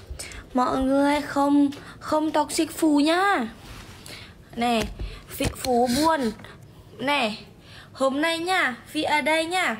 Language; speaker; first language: Vietnamese; non-native, learner; Indonesian